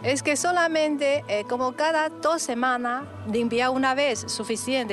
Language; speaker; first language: Spanish; non-native, learner; Chinese